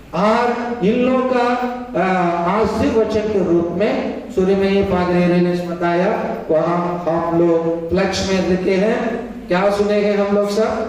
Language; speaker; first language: Hindi; non-native, local second language; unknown